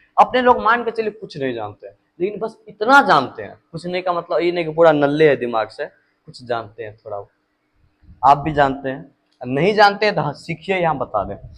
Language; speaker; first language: Hindi; native; Hindi